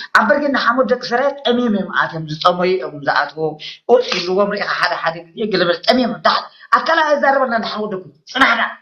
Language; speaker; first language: Tigrinya; native; Tigrinya